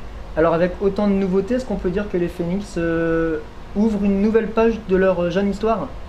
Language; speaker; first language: French; native; French